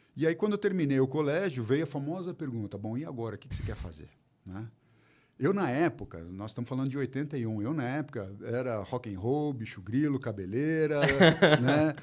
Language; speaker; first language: Portuguese; early bilingual, other home language; German